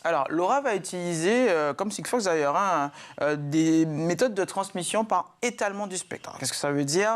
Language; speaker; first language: French; native; French